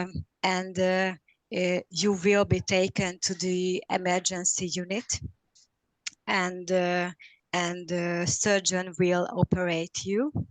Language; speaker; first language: English; non-native, learner; Hungarian